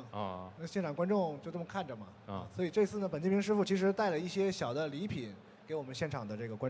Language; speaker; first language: Chinese; native; Chinese